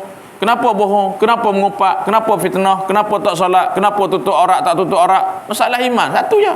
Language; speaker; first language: Malay; native; Malay